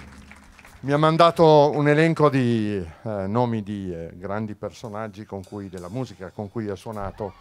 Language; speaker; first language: Italian; native; Italian